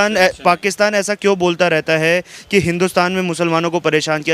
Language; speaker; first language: Hindi; native; Hindi